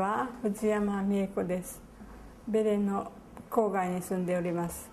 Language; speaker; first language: Japanese; native; Japanese